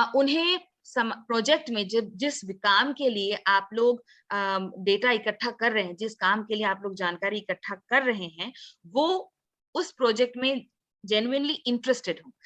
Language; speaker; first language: Hindi; non-native, local second language; Assamese